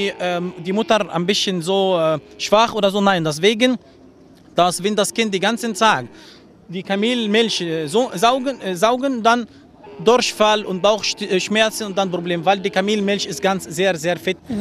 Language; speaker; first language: German; non-native, learner; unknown